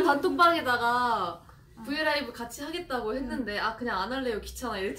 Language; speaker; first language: Korean; native; Korean